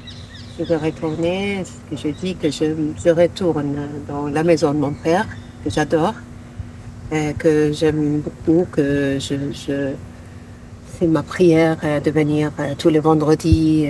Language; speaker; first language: French; non-native, fluent; Arabic